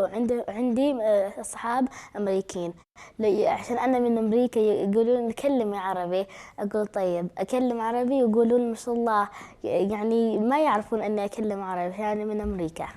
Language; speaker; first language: Arabic; early bilingual, heritage; Arabic